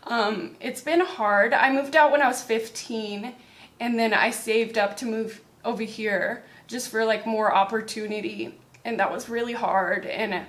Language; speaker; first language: English; native; English